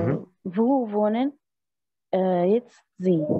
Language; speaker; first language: German; non-native, learner; Arabic